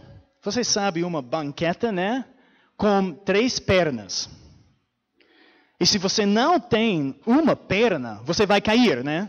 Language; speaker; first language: Portuguese; non-native, fluent; English